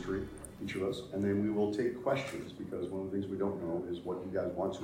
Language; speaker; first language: English; native; English